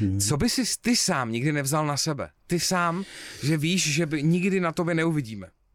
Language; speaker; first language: Czech; native; Czech